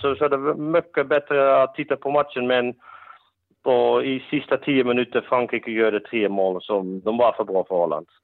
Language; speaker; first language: Swedish; non-native, fluent; Dutch